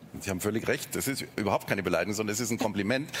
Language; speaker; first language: German; native; German